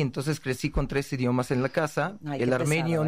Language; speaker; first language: Spanish; non-native, fluent; Uzbek